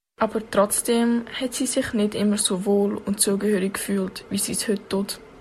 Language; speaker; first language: German; native; German